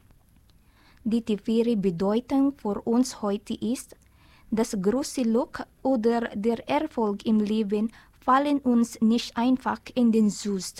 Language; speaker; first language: German; non-native, learner; Filipino